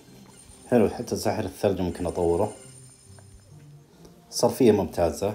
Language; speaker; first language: Arabic; native; Arabic